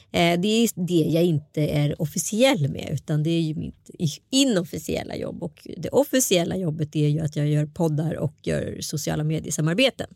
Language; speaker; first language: Swedish; early bilingual, other home language; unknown